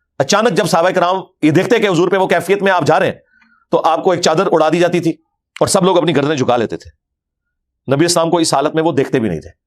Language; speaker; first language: Urdu; non-native, local second language; Punjabi